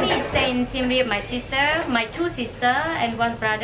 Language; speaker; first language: English; non-native, learner; Khmer